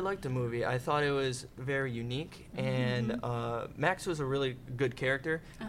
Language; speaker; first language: English; native; English